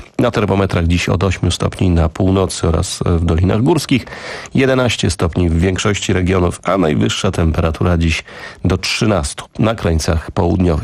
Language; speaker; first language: Polish; native; Polish